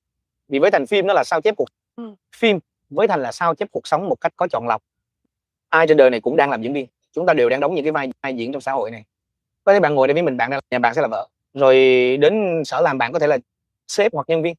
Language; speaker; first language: Vietnamese; native; Vietnamese